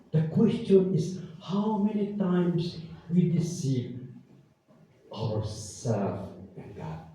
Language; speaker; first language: English; non-native, local second language; Filipino